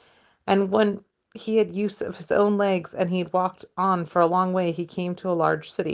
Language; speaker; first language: English; native; English